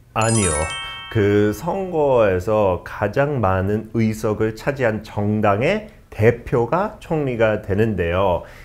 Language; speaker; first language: Korean; non-native, fluent; English